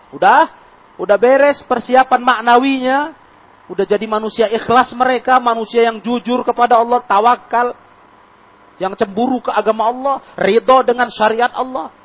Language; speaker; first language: Indonesian; native; Indonesian